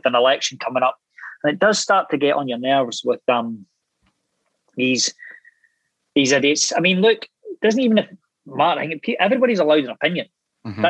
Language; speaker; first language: English; native; English